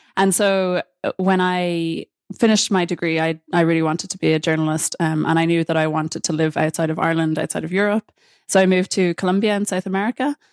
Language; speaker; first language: English; native; English